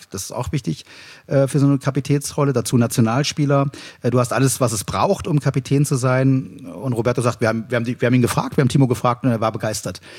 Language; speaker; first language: German; native; German